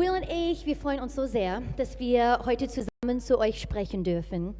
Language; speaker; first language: German; non-native, fluent; English